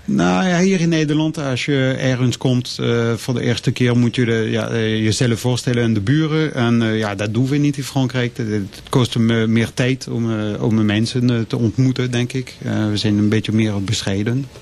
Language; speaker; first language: Dutch; non-native, fluent; French